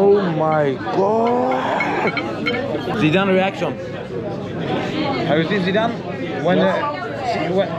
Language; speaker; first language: English; non-native, fluent; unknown